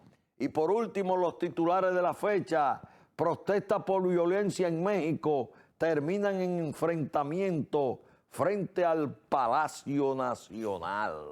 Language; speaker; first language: Spanish; native; Spanish